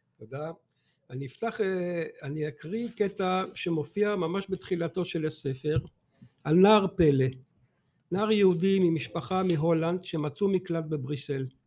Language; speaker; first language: Hebrew; non-native, fluent; French